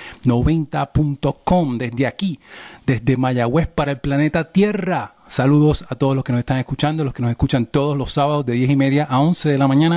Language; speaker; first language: Spanish; native; Spanish